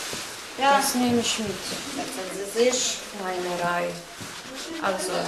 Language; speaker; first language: German; non-native, fluent; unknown